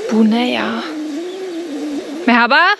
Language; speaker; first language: Turkish; non-native, learner; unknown